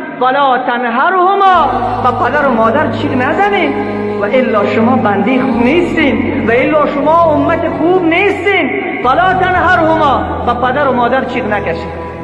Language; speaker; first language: Persian; native; Persian